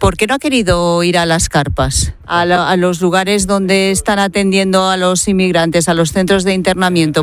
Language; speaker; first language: Spanish; native; Spanish